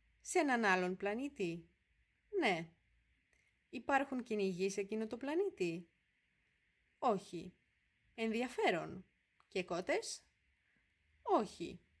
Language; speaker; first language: Greek; non-native, fluent; Polish